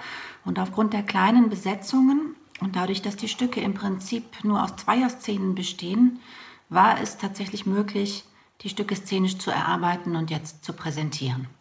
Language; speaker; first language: German; native; German